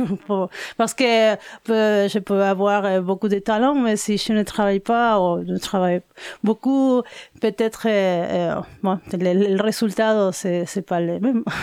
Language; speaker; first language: French; non-native, learner; Spanish